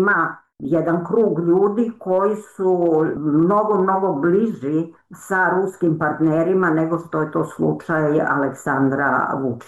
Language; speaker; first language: Serbian; native; Serbian